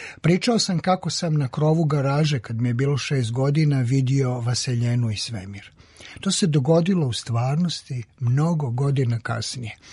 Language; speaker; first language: Croatian; native; Croatian